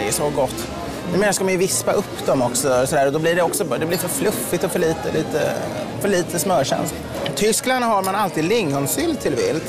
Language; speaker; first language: Swedish; native; Swedish